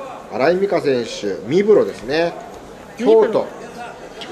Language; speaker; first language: Japanese; native; Japanese